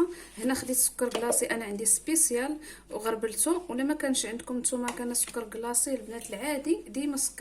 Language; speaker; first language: Arabic; native; Arabic